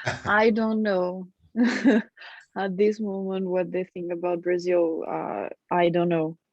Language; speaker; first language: English; non-native, fluent; French